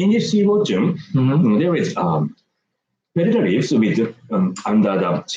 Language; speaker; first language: English; non-native, learner; Japanese